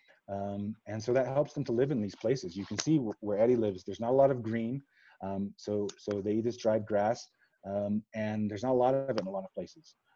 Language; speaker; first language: English; native; English